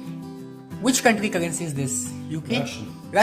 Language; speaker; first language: English; non-native, local second language; Hindi